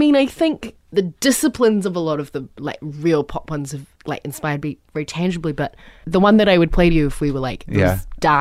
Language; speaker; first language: English; native; English